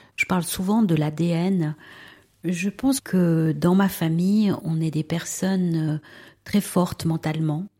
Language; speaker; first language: French; early bilingual, other home language; Spanish